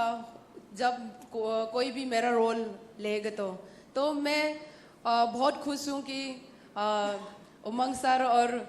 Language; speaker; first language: Hindi; non-native, local second language; Manipuri